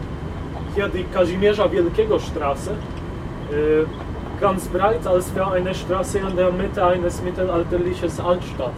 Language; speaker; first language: German; non-native, fluent; Polish